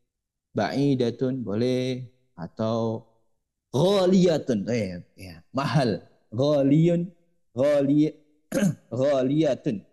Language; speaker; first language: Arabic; non-native, fluent; Indonesian